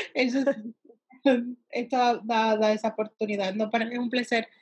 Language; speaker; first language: Spanish; early bilingual, heritage; Spanish